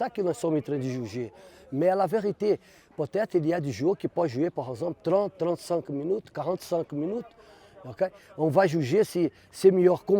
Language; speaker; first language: French; non-native, fluent; Portuguese